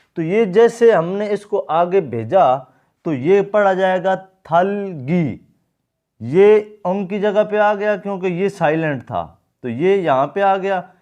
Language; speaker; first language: Urdu; non-native, local second language; Saraiki